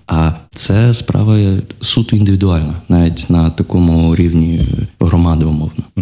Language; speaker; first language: Ukrainian; non-native, local second language; Russian